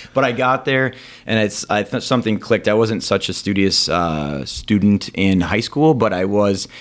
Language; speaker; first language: English; native; English